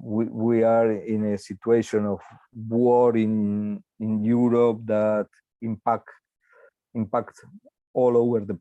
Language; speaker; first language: English; non-native, learner; Spanish